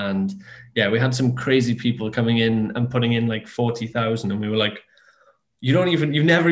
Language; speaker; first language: English; native; English